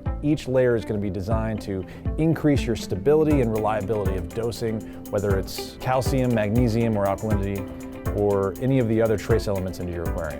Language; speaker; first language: English; native; English